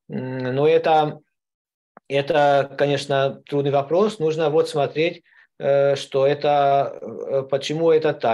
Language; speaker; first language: Russian; non-native, learner; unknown